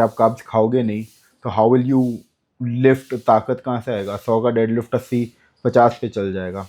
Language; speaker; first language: Hindi; non-native, local second language; Bangla